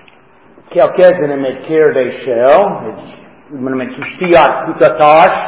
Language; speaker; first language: Hungarian; non-native, fluent; English